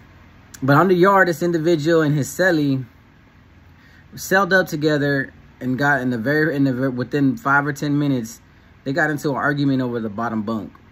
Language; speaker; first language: English; native; English